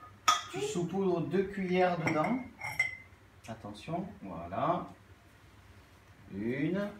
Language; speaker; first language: French; native; French